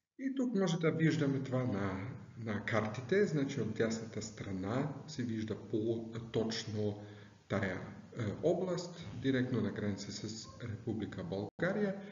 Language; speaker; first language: Bulgarian; non-native, fluent; German